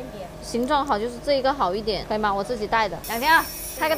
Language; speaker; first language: Chinese; native; Chinese